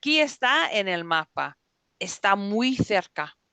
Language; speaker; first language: Spanish; non-native, fluent; English